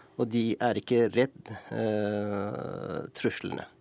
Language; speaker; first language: Norwegian; non-native, fluent; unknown